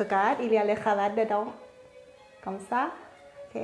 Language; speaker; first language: French; non-native, learner; Thai